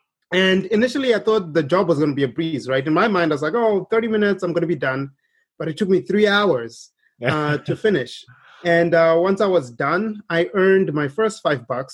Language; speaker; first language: English; non-native, local second language; Shona